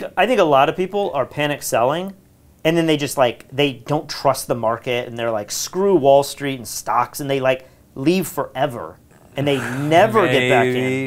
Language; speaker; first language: English; native; English